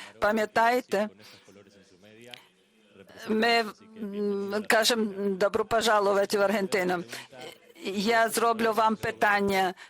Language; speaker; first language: Ukrainian; early bilingual, heritage; Ukrainian